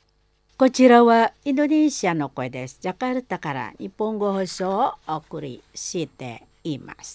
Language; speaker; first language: Japanese; non-native, fluent; Indonesian